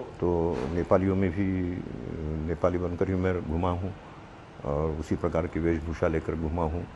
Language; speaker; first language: Hindi; non-native, local second language; Marwari